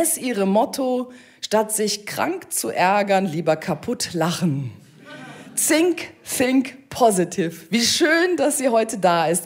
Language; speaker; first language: German; native; German